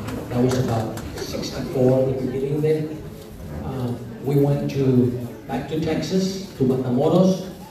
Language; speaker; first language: English; early bilingual, other home language; Spanish